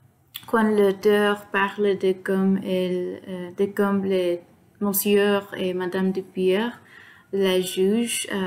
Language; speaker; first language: French; non-native, learner; Spanish